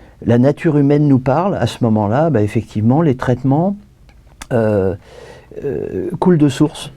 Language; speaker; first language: French; native; French